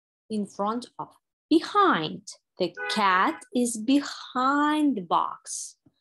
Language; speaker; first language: English; non-native, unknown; Ukrainian